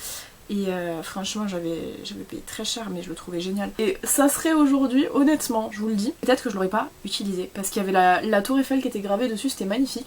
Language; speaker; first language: French; native; French